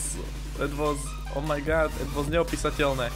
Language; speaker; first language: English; non-native, learner; Slovak